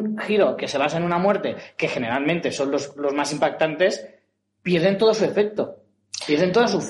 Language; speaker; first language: Spanish; native; Spanish